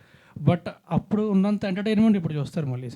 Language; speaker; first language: Telugu; native; Telugu